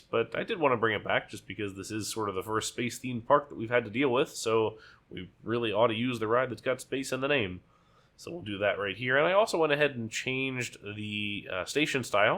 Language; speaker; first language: English; native; English